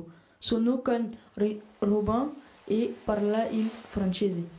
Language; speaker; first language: Italian; non-native, learner; French